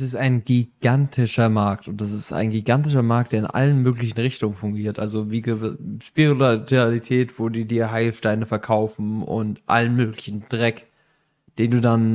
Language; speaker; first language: German; native; German